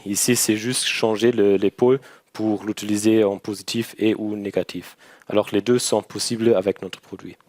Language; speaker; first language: French; non-native, learner; German